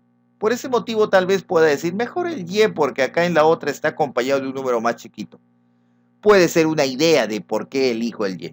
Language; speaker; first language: Spanish; native; Spanish